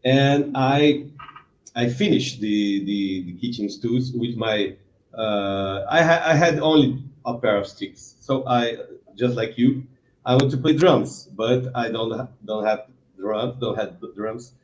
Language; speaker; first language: English; non-native, learner; Portuguese